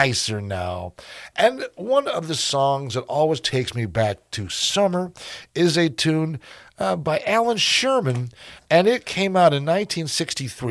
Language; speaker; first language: English; native; English